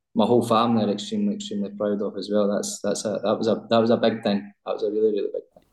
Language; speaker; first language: English; native; English